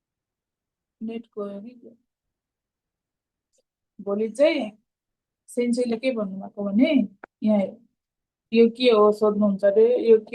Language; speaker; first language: Nepali; native; Nepali